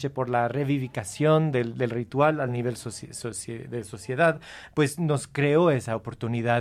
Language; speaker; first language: Spanish; non-native, fluent; English